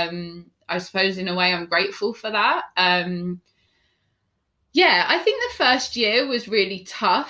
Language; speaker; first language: English; native; English